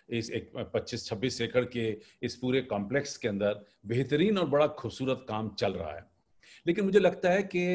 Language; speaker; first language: Hindi; native; Hindi